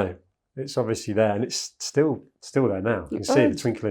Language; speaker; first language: English; native; English